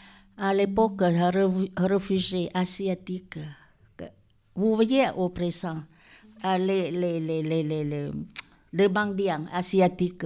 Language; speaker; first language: French; non-native, learner; Lao